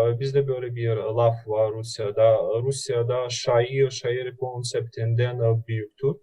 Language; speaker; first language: Turkish; non-native, fluent; Russian